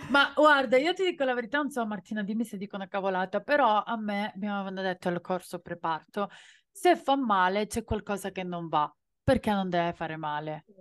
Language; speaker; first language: Italian; non-native, fluent; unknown